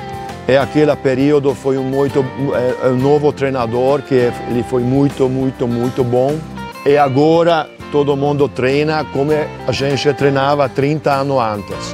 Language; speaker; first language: Portuguese; non-native, learner; Hungarian